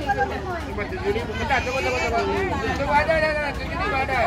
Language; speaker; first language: Indonesian; non-native, learner; Japanese